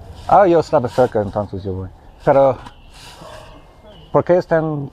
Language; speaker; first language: Spanish; non-native, learner; English